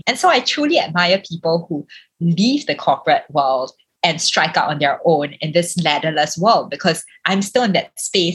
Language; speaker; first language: English; native; English